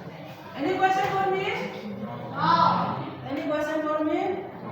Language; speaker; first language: English; non-native, learner; Indonesian